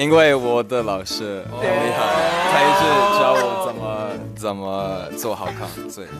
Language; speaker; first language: Chinese; non-native, learner; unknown